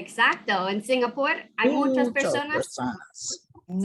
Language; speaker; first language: Spanish; non-native, fluent; English